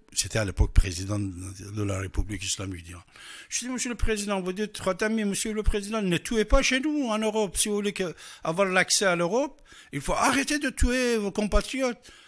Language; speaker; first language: French; non-native, fluent; Persian